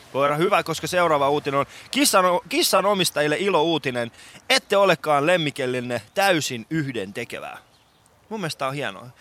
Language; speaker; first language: Finnish; native; Finnish